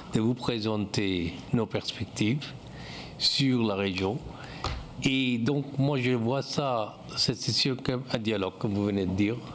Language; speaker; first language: French; non-native, fluent; English